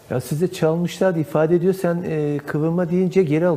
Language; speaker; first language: Turkish; native; Turkish